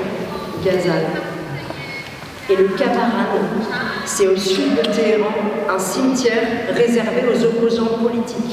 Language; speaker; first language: French; native; French